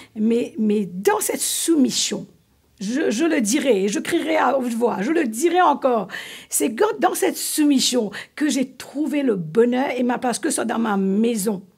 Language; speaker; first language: French; non-native, local second language; Morisyen